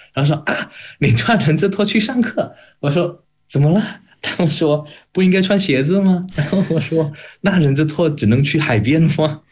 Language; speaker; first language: Chinese; non-native, fluent; Indonesian